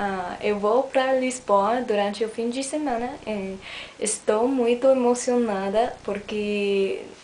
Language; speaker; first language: Portuguese; non-native, learner; English